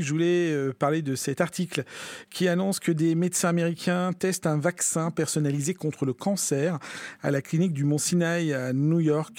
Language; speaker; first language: French; native; French